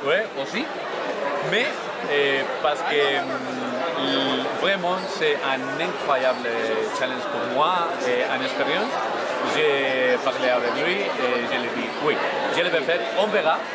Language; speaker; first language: French; non-native, learner; Spanish